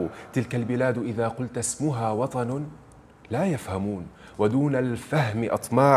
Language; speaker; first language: Arabic; native; Arabic